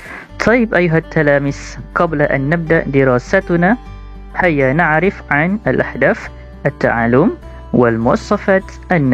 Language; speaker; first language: Arabic; non-native, fluent; Malay